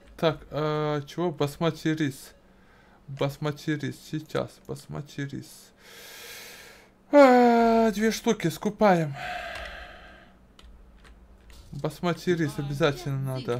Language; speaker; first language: Russian; native; Russian